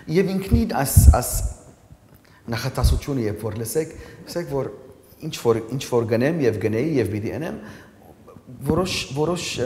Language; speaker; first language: Armenian; early bilingual, heritage; Armenian